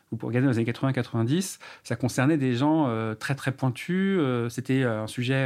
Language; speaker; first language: French; native; French